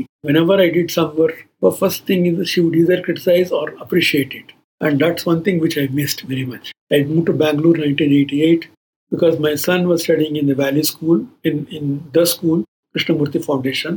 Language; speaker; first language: English; non-native, local second language; Kannada